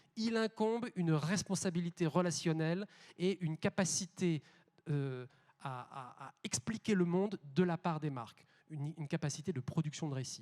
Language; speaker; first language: French; native; French